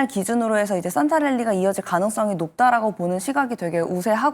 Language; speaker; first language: Korean; native; Korean